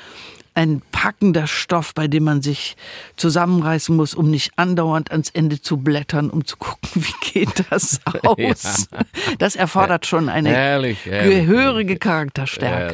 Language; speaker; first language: German; native; German